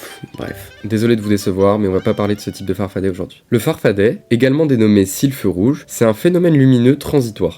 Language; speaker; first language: French; native; French